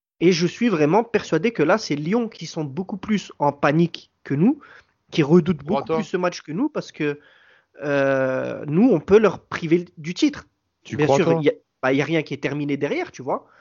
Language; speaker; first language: French; native; French